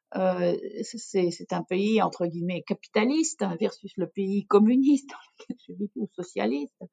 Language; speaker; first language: French; non-native, fluent; Russian